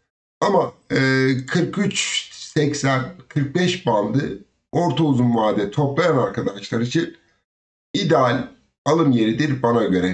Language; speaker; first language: Turkish; native; Turkish